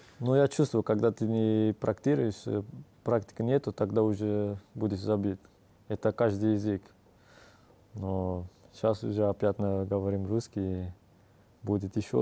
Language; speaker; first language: Russian; non-native, learner; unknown